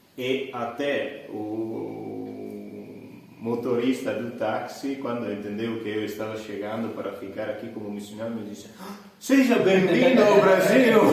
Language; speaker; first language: Portuguese; non-native, fluent; Italian